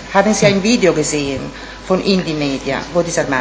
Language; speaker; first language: German; non-native, fluent; Italian